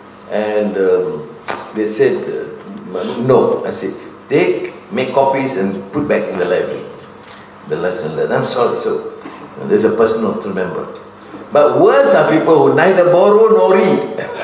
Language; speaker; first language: English; non-native, local second language; Malay